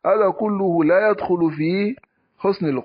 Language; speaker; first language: Arabic; non-native, fluent; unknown